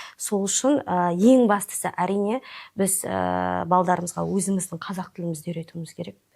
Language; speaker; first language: Kazakh; non-native, local second language; Russian